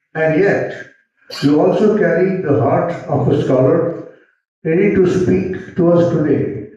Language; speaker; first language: English; non-native, local second language; Marathi